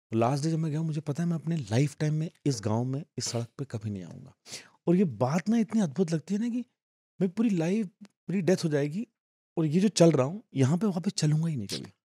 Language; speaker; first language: Hindi; native; Hindi